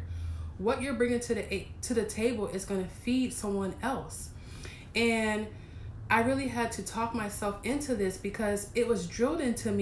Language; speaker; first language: English; native; English